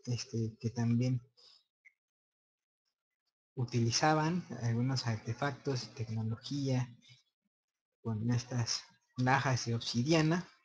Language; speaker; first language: Spanish; native; Spanish